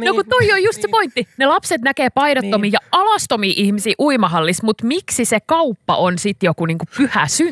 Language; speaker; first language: Finnish; native; Finnish